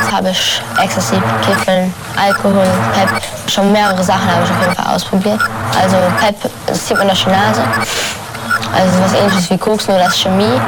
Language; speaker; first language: German; native; German